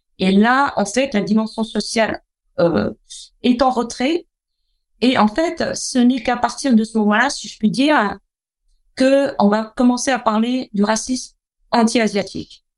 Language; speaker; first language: French; native; French